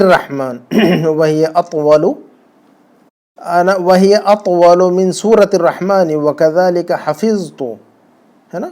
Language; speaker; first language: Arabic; non-native, fluent; Urdu